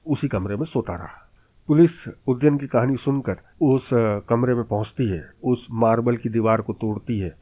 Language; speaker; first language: Hindi; native; Hindi